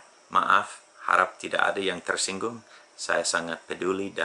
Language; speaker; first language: Indonesian; non-native, fluent; English